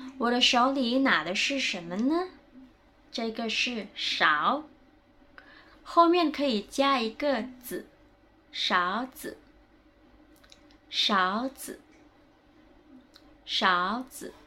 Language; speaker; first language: Chinese; non-native, fluent; Indonesian